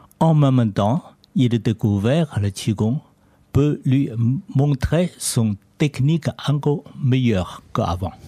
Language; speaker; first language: French; non-native, learner; Chinese